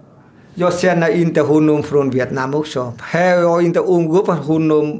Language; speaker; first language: Swedish; non-native, learner; Vietnamese